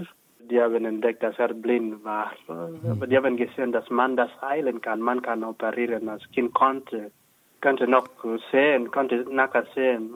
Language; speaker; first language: German; non-native, fluent; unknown